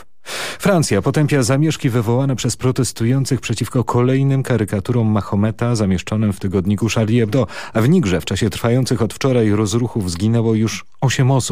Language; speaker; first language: Polish; native; Polish